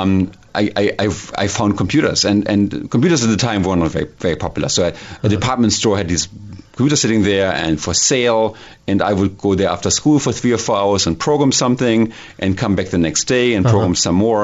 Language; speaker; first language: English; non-native, fluent; German